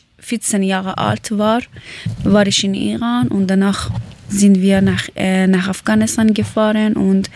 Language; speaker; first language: German; non-native, learner; Persian